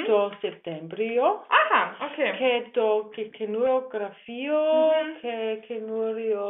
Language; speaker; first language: Greek; non-native, learner; German